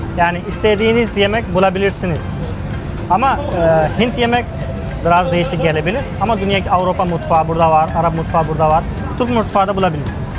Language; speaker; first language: Turkish; non-native, fluent; Hindi